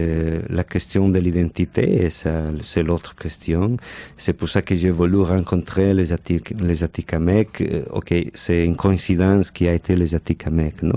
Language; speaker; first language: French; non-native, fluent; Catalan